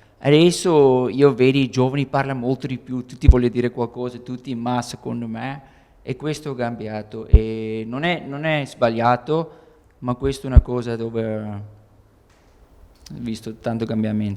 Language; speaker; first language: Italian; non-native, learner; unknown